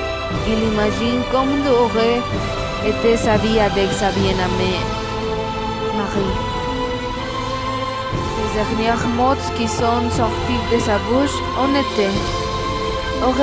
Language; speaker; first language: French; non-native, learner; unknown